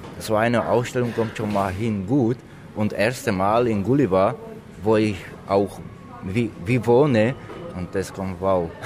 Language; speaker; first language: German; non-native, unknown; Slovak